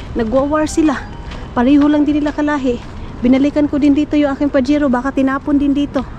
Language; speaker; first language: Filipino; non-native, local second language; Cebuano